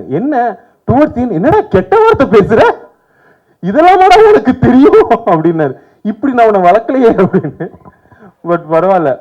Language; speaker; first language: Tamil; native; Tamil